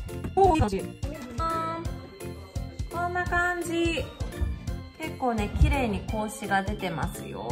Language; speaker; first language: Japanese; native; Japanese